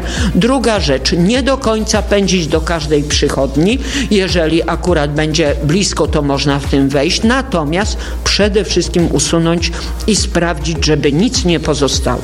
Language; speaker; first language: Polish; native; Polish